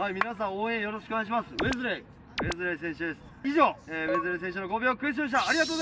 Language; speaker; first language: Japanese; native; Japanese